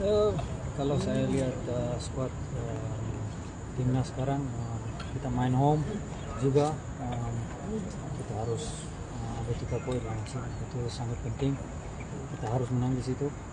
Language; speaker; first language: Indonesian; non-native, fluent; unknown